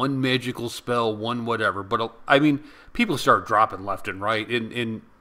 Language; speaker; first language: English; native; English